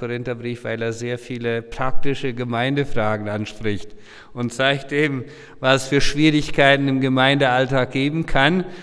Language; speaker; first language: German; non-native, local second language; Low German